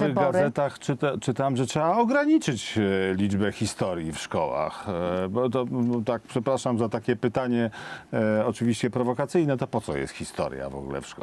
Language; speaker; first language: Polish; native; Polish